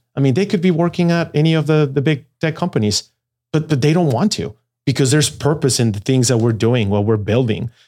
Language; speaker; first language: English; non-native, fluent; Spanish